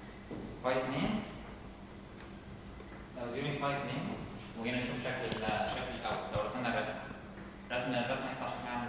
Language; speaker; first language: Arabic; native; Arabic